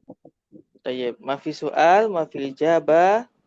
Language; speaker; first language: Arabic; non-native, fluent; Indonesian